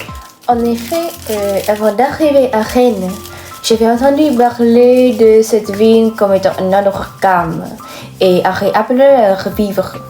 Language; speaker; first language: French; non-native, fluent; Vietnamese